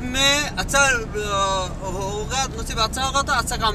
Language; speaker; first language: Hindi; non-native, fluent; Bangla